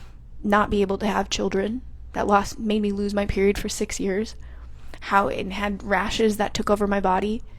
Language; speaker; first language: English; native; English